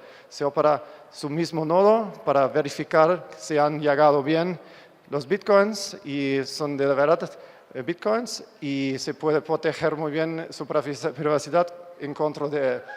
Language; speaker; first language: Spanish; non-native, fluent; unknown